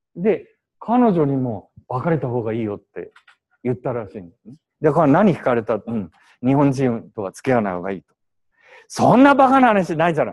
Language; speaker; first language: Japanese; native; Japanese